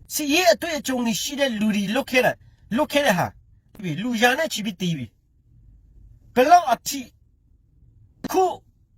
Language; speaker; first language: Burmese; non-native, local second language; Hakha Chin